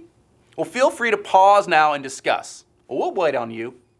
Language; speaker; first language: English; native; English